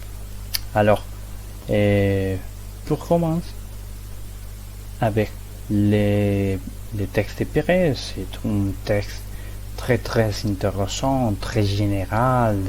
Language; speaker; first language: French; non-native, learner; Spanish